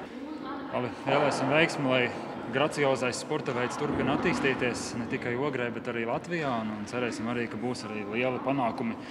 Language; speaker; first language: Latvian; native; Latvian